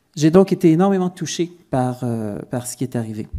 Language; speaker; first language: French; native; French